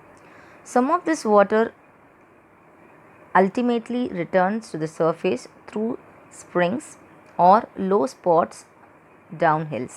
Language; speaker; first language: English; non-native, local second language; Tamil